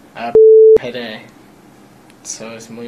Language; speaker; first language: Spanish; non-native, learner; English